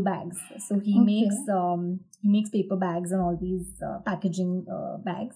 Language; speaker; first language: English; non-native, local second language; Gujarati